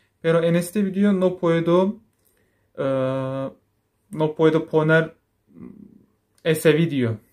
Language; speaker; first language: Spanish; non-native, fluent; Turkish